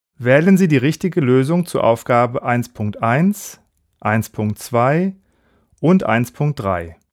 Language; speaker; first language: German; native; German